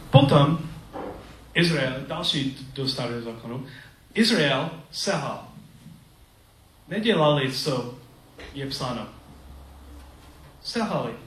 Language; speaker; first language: Czech; non-native, learner; English